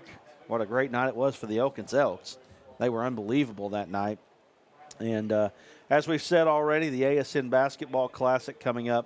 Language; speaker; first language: English; native; English